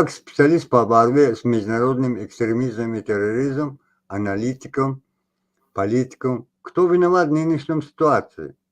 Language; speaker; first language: Russian; non-native, local second language; Tajik